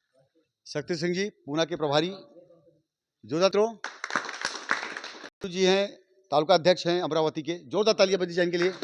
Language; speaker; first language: Hindi; native; Hindi